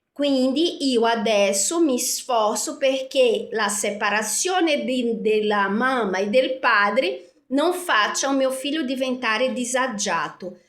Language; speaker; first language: Italian; non-native, fluent; Portuguese